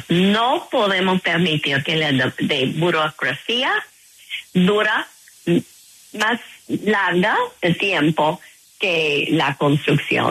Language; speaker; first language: Spanish; non-native, fluent; English